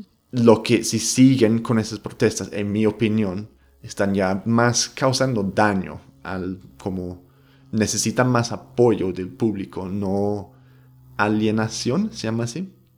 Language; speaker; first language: Spanish; non-native, fluent; English